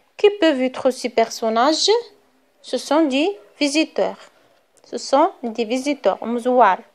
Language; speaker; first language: French; non-native, local second language; Arabic